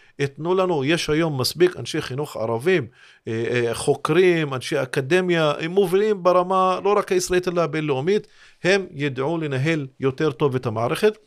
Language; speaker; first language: Hebrew; non-native, local second language; Arabic